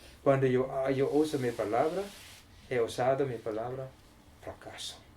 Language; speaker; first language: Spanish; non-native, learner; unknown